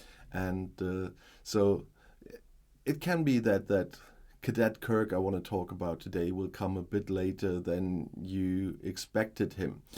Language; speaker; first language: English; non-native, fluent; German